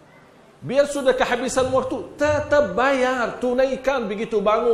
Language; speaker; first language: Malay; non-native, fluent; Arabic